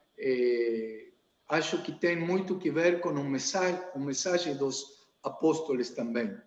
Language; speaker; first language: Portuguese; non-native, learner; Spanish